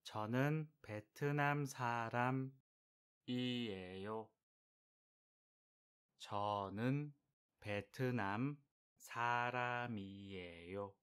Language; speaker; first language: Korean; non-native, fluent; Vietnamese